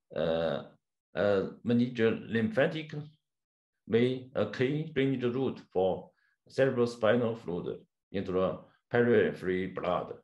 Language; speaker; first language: English; non-native, learner; Chinese